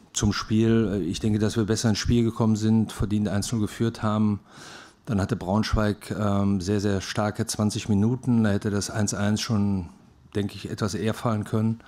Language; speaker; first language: German; native; German